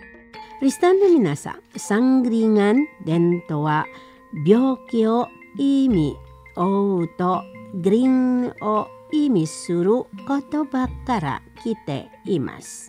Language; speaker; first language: Japanese; non-native, learner; Indonesian